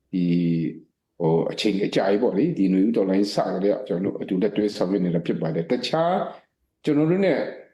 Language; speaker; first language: Burmese; non-native, local second language; Kachin